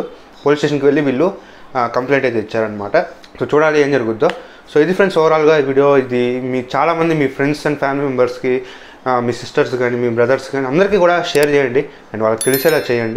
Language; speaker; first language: Telugu; native; Telugu